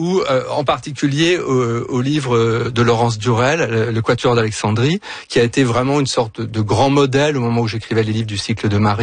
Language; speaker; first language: French; native; French